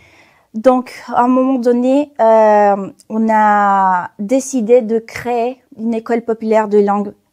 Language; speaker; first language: French; non-native, fluent; Spanish